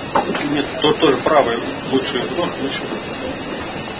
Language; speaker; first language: Russian; native; Russian